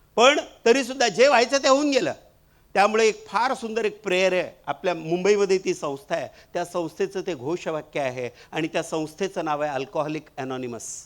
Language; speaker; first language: Marathi; non-native, local second language; Marwari